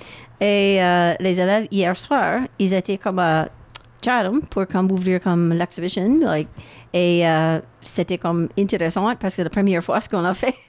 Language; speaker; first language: French; non-native, local second language; English